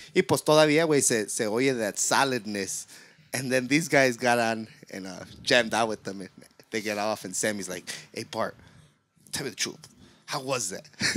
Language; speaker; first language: English; early bilingual, other home language; Spanish